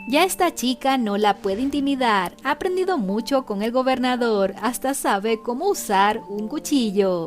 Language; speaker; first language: Spanish; native; Spanish